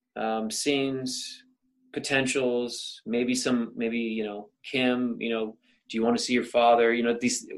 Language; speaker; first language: English; native; English